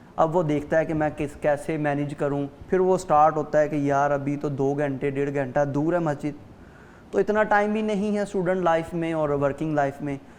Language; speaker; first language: Urdu; non-native, local second language; Punjabi